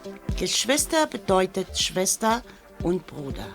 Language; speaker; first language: German; non-native, fluent; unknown